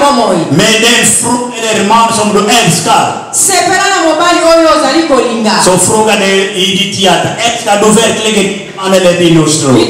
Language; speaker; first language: Swedish; non-native, learner; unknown